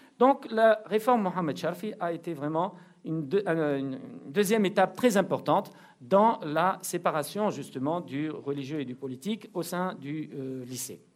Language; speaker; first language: French; non-native, local second language; Arabic